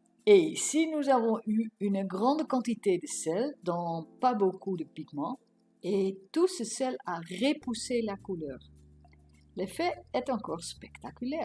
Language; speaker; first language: French; non-native, learner; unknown